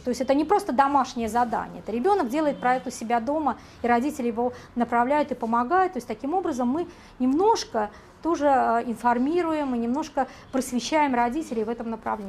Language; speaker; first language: Russian; native; Russian